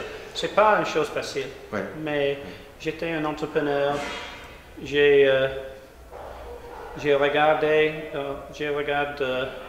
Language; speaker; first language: French; non-native, learner; English